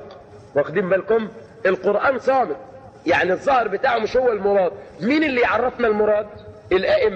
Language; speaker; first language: Arabic; native; Arabic